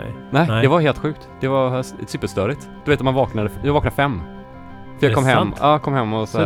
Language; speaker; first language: Swedish; native; Swedish